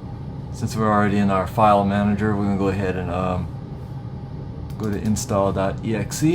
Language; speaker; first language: English; native; English